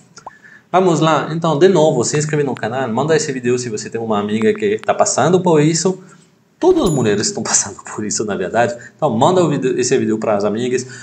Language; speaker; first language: Portuguese; non-native, fluent; French